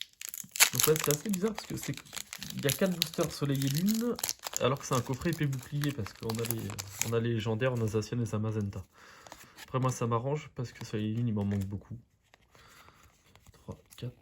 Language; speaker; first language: French; native; French